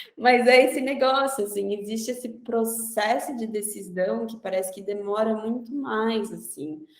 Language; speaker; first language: Portuguese; native; Portuguese